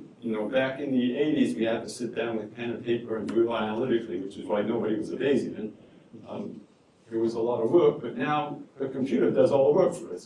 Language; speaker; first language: English; native; English